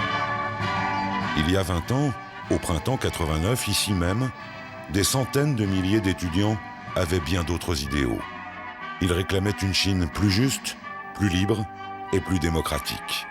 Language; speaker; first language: French; native; French